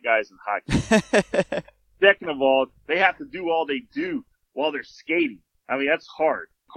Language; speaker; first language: English; native; English